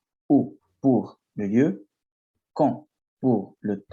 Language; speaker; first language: French; non-native, fluent; Arabic